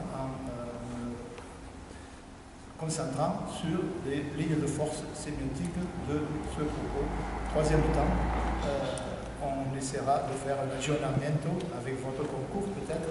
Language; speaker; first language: French; native; French